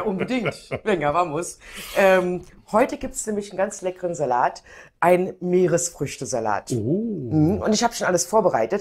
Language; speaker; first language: German; native; German